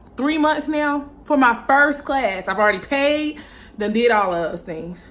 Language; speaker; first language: English; native; English